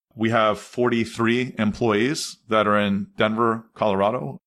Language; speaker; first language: English; native; English